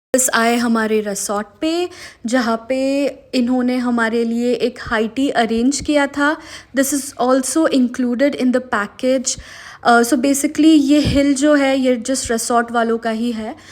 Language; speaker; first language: Hindi; non-native, local second language; Marathi